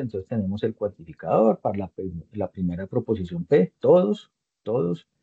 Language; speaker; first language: Spanish; native; Spanish